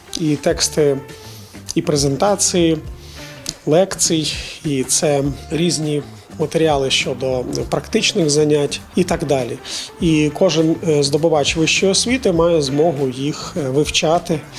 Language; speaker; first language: Ukrainian; native; Ukrainian